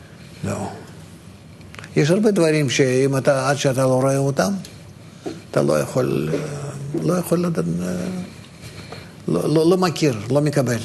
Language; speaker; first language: Hebrew; non-native, fluent; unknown